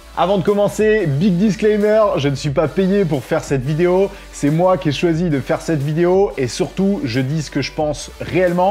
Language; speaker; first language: French; native; French